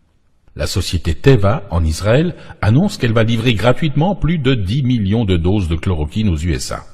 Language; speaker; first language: French; native; French